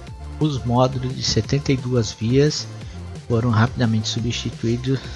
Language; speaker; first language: Portuguese; native; Portuguese